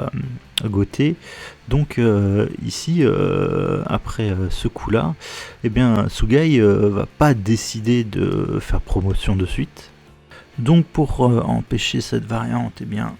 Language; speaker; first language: French; native; French